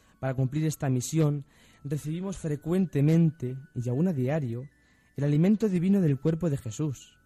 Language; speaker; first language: Spanish; native; Spanish